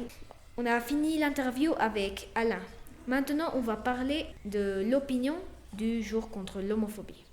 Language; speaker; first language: French; non-native, fluent; Spanish